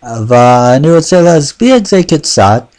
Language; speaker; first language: Hebrew; non-native, fluent; English